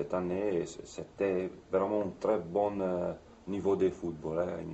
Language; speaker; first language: French; non-native, fluent; Italian